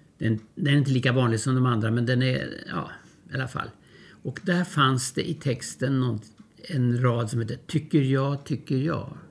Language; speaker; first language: Swedish; early bilingual, other home language; German